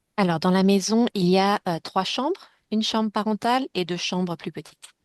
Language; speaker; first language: French; native; French